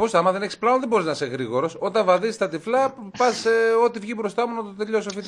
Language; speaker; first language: Greek; native; Greek